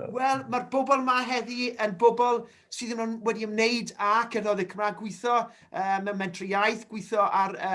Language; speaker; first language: Welsh; native; Welsh